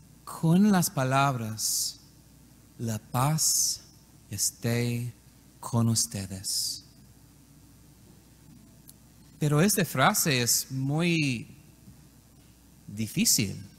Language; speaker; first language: Spanish; non-native, learner; English